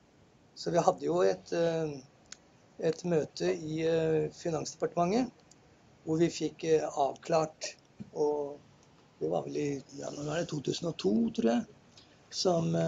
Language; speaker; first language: Norwegian; native; Norwegian